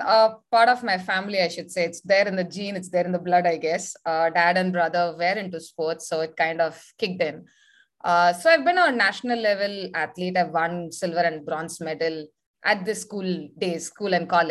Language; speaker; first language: English; non-native, local second language; Tamil